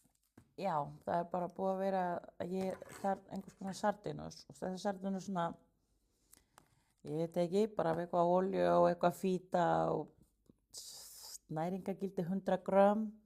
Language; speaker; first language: Icelandic; non-native, learner; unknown